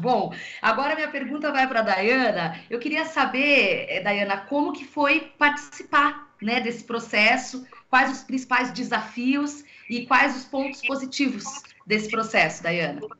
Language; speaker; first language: Portuguese; native; Portuguese